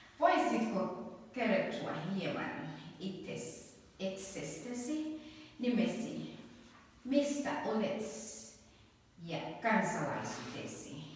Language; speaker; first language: Finnish; non-native, learner; Akan